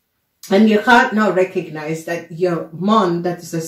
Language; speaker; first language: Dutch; non-native, fluent; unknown